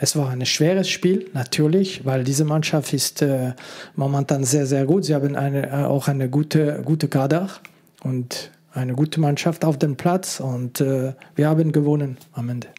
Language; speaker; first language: German; non-native, local second language; French